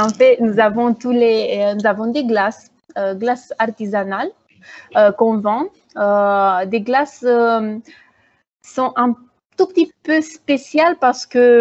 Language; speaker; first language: French; non-native, fluent; Romanian